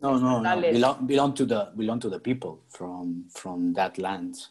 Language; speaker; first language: English; non-native, learner; Spanish